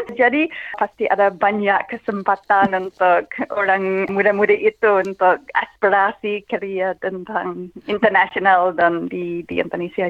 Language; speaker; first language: Indonesian; non-native, fluent; English